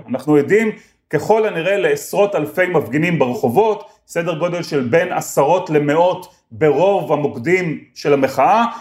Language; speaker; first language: Hebrew; native; Hebrew